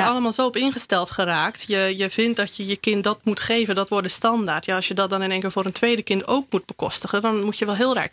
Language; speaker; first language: Dutch; native; Dutch